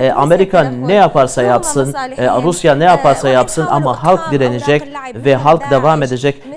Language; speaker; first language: Turkish; non-native, learner; Arabic